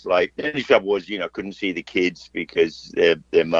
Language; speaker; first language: English; native; English